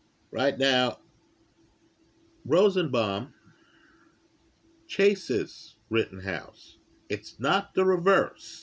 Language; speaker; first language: English; native; English